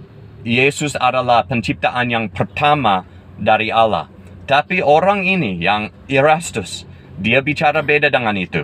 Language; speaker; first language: Indonesian; non-native, fluent; English